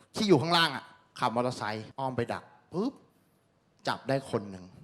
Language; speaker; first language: Thai; native; Thai